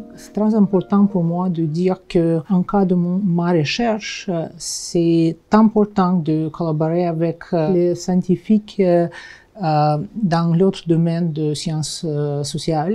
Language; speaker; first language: French; non-native, fluent; Russian